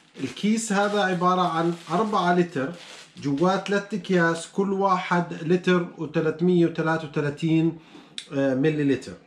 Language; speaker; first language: Arabic; native; Arabic